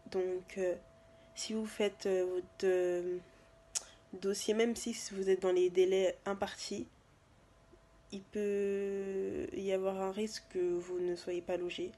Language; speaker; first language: French; native; French